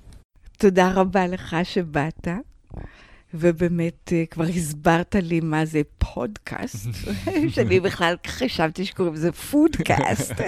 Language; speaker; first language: Hebrew; non-native, fluent; English